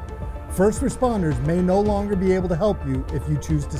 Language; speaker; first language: English; native; English